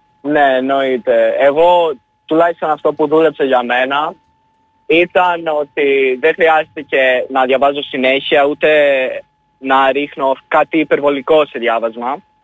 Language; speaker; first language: Greek; early bilingual, other home language; Albanian